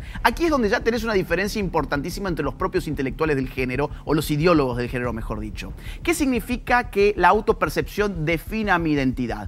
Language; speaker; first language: Spanish; native; Spanish